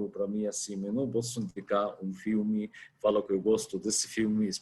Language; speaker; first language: Portuguese; non-native, fluent; Arabic